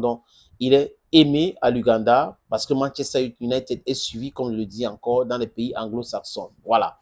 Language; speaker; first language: French; non-native, local second language; English